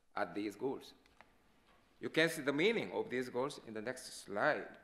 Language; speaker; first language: English; non-native, learner; Korean